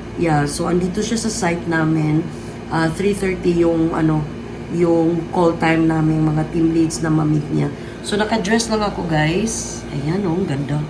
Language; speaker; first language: Filipino; native; Filipino